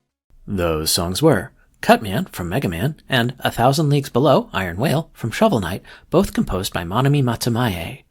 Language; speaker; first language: English; native; English